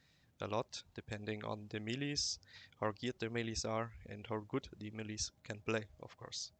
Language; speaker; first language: English; non-native, fluent; German